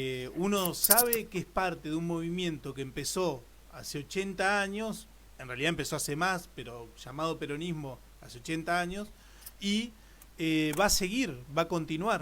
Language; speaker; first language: Spanish; native; Spanish